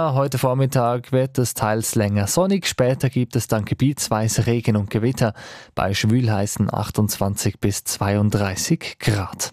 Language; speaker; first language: German; native; German